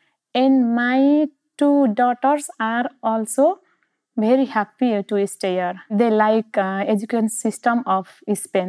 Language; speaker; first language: English; non-native, learner; Nepali